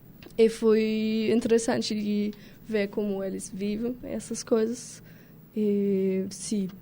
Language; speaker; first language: Portuguese; non-native, learner; German